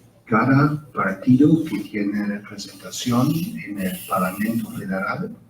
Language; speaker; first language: Spanish; non-native, fluent; German